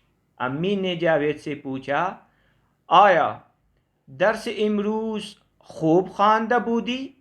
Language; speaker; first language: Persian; non-native, fluent; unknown